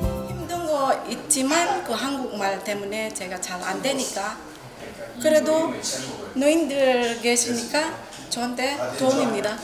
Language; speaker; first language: Korean; non-native, learner; Filipino